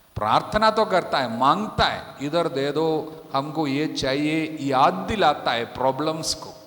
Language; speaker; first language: Hindi; non-native, local second language; Malayalam